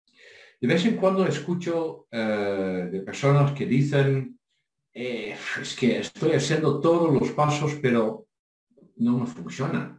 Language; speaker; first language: Spanish; non-native, fluent; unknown